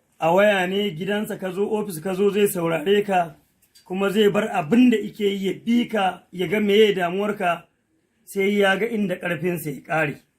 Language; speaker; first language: Hausa; non-native, local second language; Fula